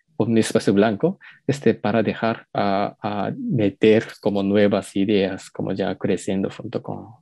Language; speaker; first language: Spanish; non-native, learner; Japanese